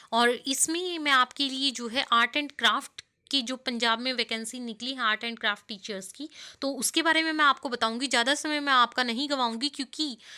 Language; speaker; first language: Hindi; non-native, local second language; Punjabi